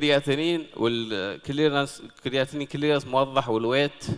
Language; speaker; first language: Arabic; native; Arabic